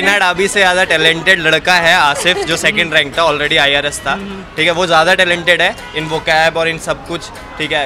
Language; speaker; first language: Hindi; native; Hindi